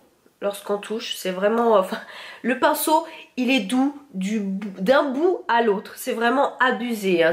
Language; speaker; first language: French; native; French